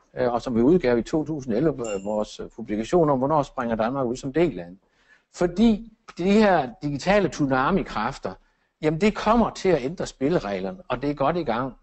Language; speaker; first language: Danish; native; Danish